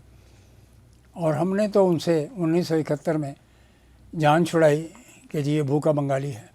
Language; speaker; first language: Urdu; native; Urdu